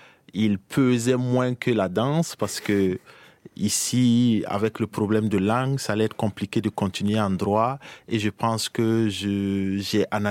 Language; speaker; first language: French; non-native, local second language; Mossi